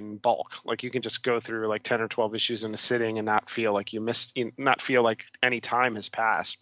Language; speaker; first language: English; native; English